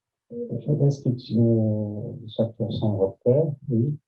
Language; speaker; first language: French; non-native, learner; Russian